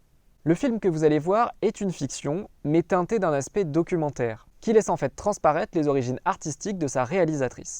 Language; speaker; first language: French; native; French